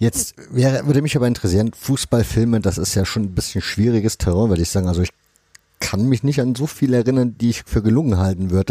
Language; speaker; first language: German; native; German